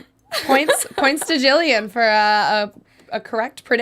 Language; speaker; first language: English; native; English